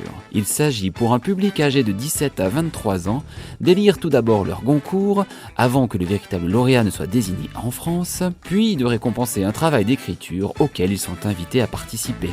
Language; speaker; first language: French; native; French